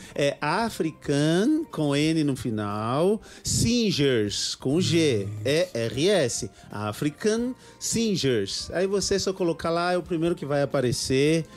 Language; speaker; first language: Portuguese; native; Portuguese